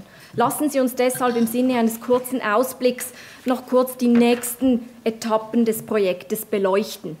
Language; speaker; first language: German; native; German